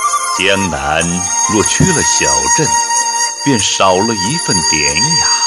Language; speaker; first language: Chinese; native; Chinese